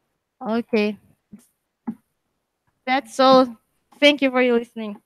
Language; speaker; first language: English; non-native, learner; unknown